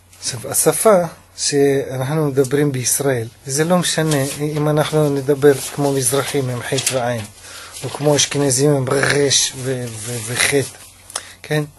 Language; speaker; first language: Hebrew; non-native, fluent; Russian